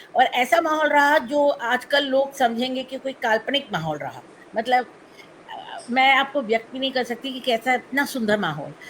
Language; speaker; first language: Hindi; non-native, local second language; Tamil